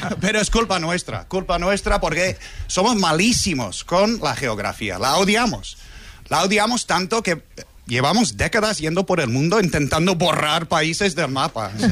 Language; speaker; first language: Spanish; non-native, fluent; English